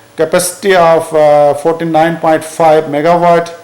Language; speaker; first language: English; non-native, local second language; Urdu